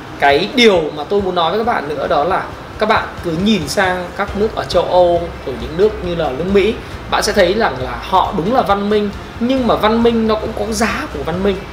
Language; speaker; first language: Vietnamese; native; Vietnamese